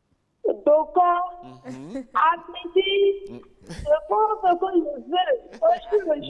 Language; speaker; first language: French; non-native, learner; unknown